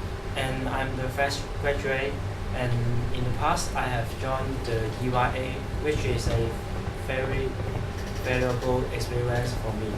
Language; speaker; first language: English; non-native, learner; Cantonese